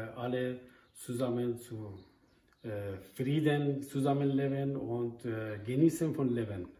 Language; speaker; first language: German; non-native, learner; Persian